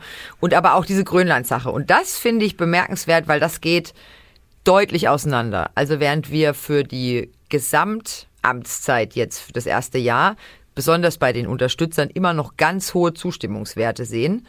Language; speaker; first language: German; native; German